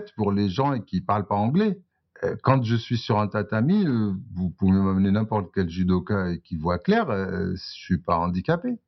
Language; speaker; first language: French; non-native, local second language; Arabic